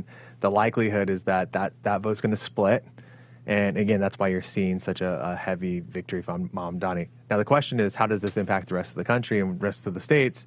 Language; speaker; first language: English; native; English